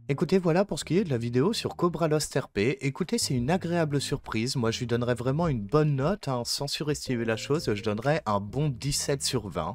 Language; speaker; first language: French; native; French